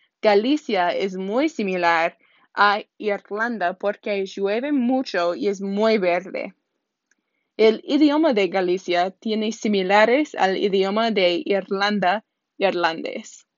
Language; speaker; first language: Spanish; non-native, learner; English